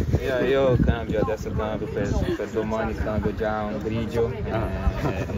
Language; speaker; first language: Italian; non-native, fluent; Portuguese